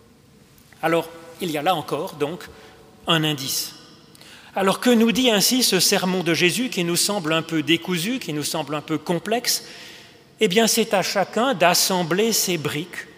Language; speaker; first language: French; native; French